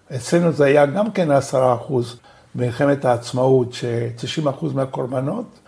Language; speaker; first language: Hebrew; non-native, fluent; Spanish